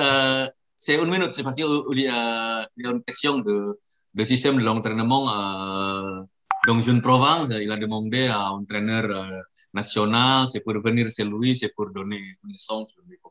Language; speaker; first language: French; non-native, learner; Indonesian